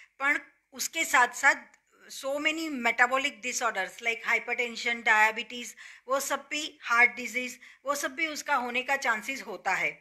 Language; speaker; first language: Hindi; non-native, local second language; Gujarati